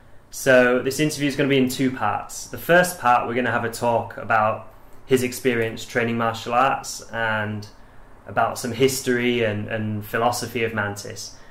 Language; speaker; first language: English; native; English